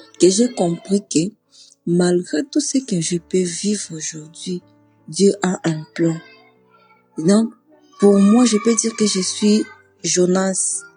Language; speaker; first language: French; non-native, local second language; Swahili